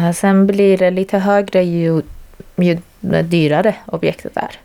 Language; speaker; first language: Swedish; native; Swedish